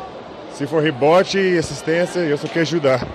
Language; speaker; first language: Portuguese; non-native, fluent; English